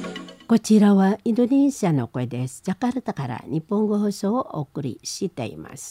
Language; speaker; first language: Japanese; non-native, learner; Indonesian